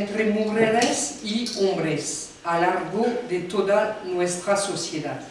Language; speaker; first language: Spanish; non-native, fluent; French